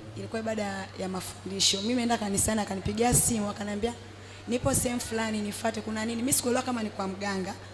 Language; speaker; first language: Swahili; native; Swahili